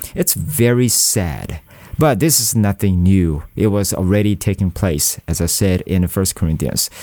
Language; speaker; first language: English; non-native, fluent; Korean